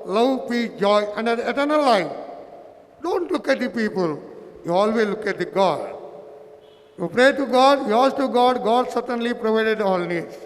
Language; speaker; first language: English; non-native, local second language; Telugu